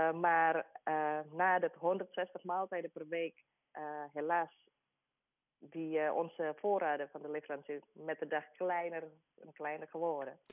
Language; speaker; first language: Dutch; non-native, learner; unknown